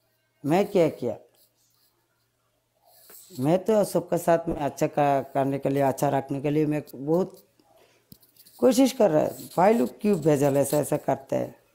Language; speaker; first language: Hindi; non-native, learner; Bangla